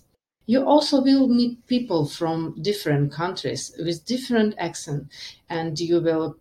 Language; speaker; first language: English; non-native, learner; Ukrainian